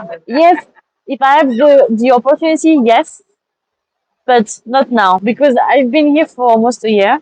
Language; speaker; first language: English; non-native, fluent; French